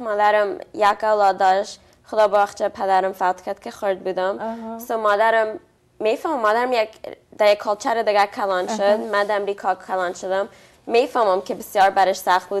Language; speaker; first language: Persian; early bilingual, heritage; Persian